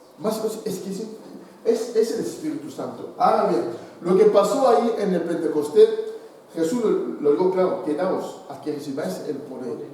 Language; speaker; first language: Spanish; non-native, fluent; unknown